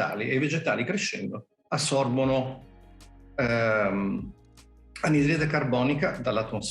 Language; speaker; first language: Italian; native; Italian